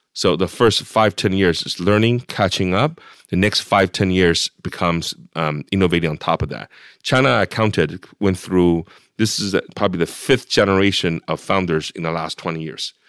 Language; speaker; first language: English; non-native, fluent; Chinese